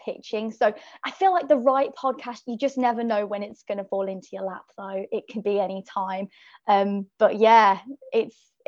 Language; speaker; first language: English; native; English